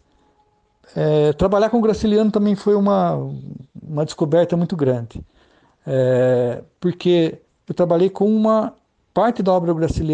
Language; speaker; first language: Portuguese; native; Portuguese